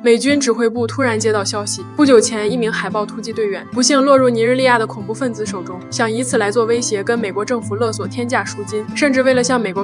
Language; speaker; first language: Chinese; native; Chinese